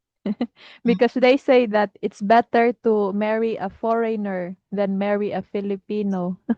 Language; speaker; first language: English; non-native, fluent; Filipino